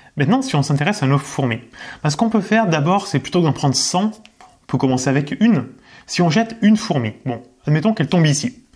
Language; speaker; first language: French; native; French